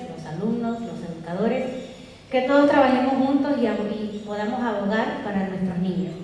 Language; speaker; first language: Spanish; native; Spanish